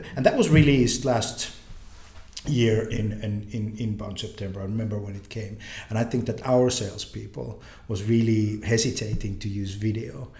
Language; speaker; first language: English; native; English